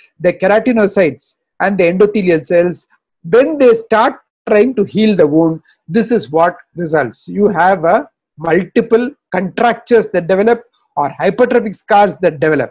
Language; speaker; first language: English; non-native, local second language; Tamil